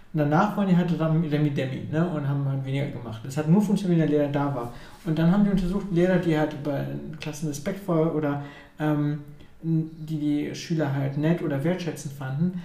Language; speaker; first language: German; early bilingual, other home language; Ukrainian